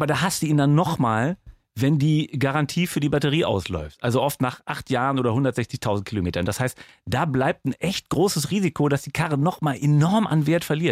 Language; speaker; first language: German; native; German